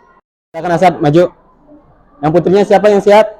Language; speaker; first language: Indonesian; native; Indonesian